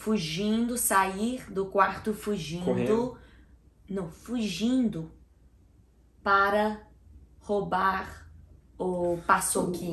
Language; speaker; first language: Portuguese; non-native, learner; English